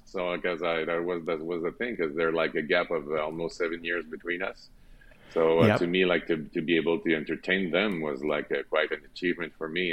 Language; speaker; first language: English; non-native, fluent; French